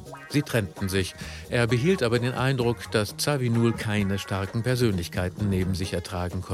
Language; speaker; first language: German; native; German